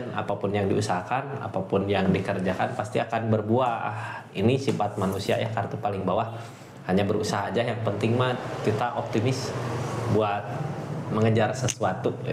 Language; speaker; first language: Indonesian; native; Indonesian